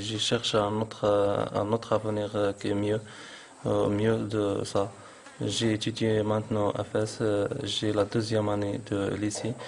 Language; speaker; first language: French; non-native, local second language; Arabic